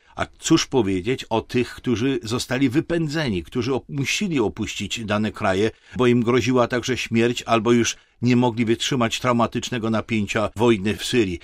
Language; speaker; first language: Polish; native; Polish